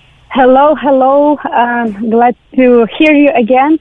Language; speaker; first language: English; non-native, learner; Ukrainian